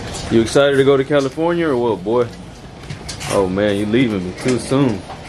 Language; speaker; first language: English; early bilingual, other home language; Spanish